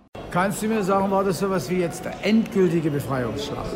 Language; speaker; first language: German; native; German